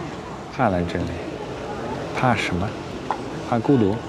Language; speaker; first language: Chinese; non-native, fluent; Dutch